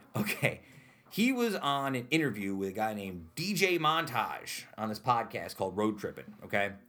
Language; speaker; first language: English; native; English